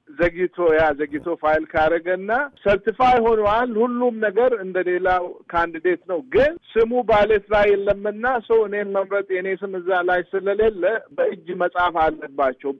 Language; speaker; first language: Amharic; native; Amharic